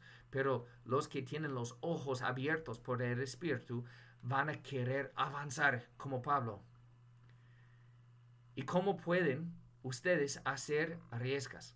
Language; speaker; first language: Spanish; non-native, fluent; English